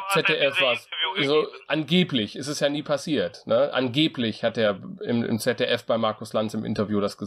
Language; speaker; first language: German; native; German